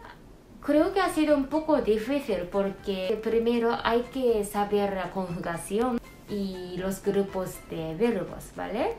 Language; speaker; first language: Spanish; non-native, fluent; Japanese